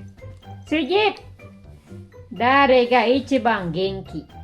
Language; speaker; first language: Japanese; non-native, fluent; Filipino